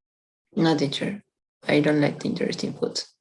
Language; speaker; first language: English; non-native, learner; Spanish